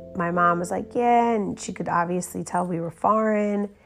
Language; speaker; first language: English; early bilingual, other home language; Romanian